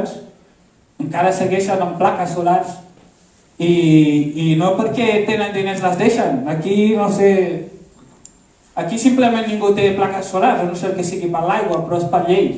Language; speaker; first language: Catalan; early bilingual, other home language; Arabic